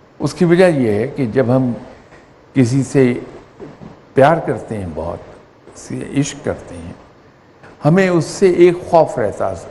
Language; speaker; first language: Urdu; native; Urdu